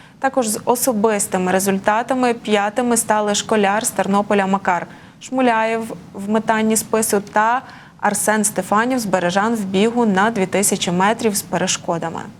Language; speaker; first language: Ukrainian; native; Ukrainian